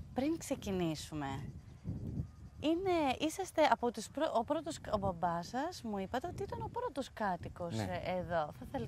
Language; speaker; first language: Greek; native; Greek